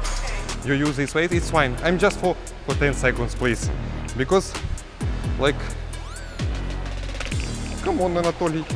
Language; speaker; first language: English; non-native, learner; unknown